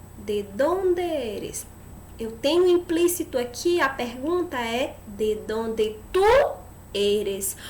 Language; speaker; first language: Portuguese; native; Portuguese